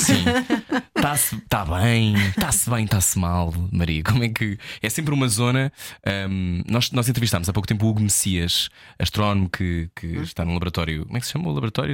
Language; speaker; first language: Portuguese; native; Portuguese